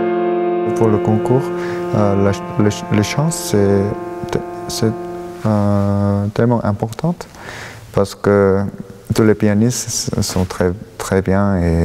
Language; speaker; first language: French; non-native, learner; Korean